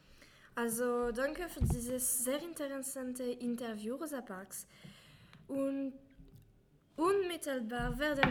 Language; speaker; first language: German; non-native, learner; French